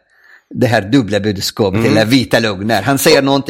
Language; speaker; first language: Swedish; non-native, fluent; Arabic